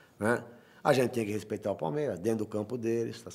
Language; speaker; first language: Portuguese; native; Portuguese